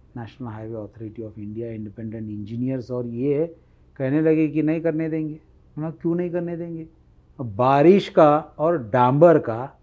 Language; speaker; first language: Hindi; non-native, local second language; Marathi